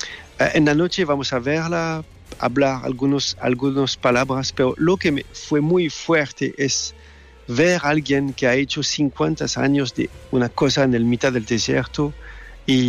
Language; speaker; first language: Spanish; non-native, fluent; French